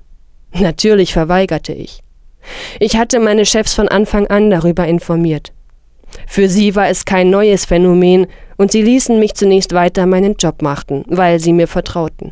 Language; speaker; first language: German; non-native, fluent; Persian